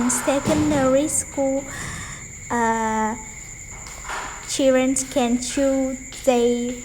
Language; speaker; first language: English; non-native, learner; Vietnamese